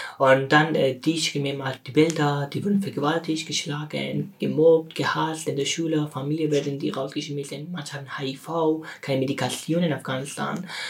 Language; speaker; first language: German; non-native, learner; Persian